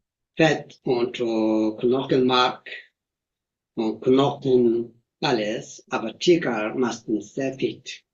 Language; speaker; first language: German; non-native, fluent; Tibetan